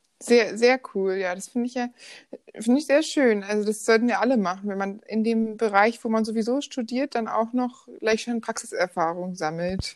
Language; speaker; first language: German; native; German